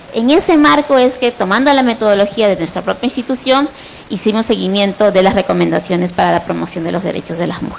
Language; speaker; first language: Spanish; native; Spanish